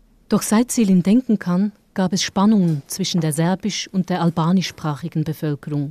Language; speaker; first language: German; native; German